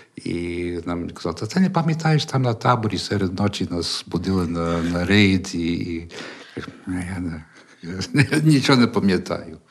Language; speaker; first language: Ukrainian; early bilingual, heritage; Ukrainian